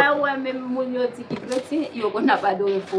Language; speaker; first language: French; non-native, local second language; Haitian Creole